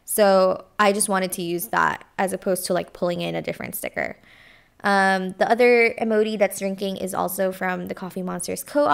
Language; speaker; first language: English; non-native, local second language; Filipino